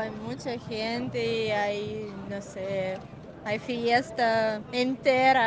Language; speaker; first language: Spanish; non-native, fluent; Russian